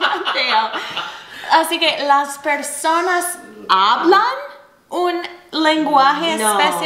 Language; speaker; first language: Spanish; non-native, fluent; English